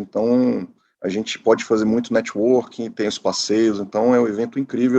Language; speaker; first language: Portuguese; native; Portuguese